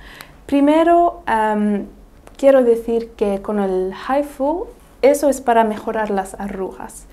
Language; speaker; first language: Spanish; non-native, fluent; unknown